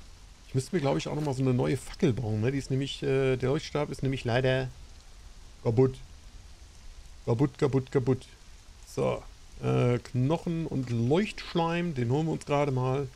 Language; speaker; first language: German; native; German